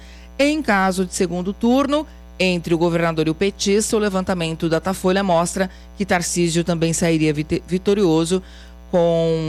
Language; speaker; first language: Portuguese; native; Portuguese